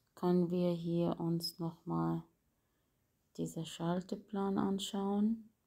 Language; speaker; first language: German; non-native, fluent; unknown